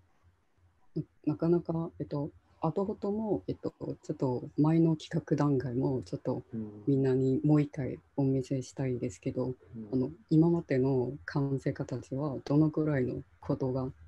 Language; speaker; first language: Japanese; non-native, local second language; Chinese